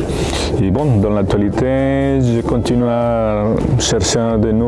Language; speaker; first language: French; non-native, fluent; Spanish